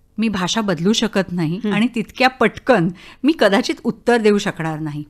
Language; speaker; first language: Marathi; native; Marathi